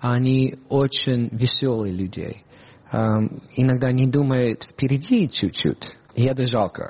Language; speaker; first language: Russian; non-native, fluent; English